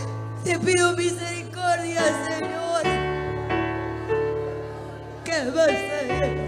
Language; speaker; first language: Spanish; native; Spanish